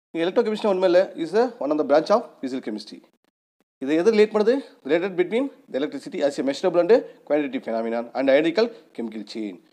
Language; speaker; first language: English; non-native, local second language; Tamil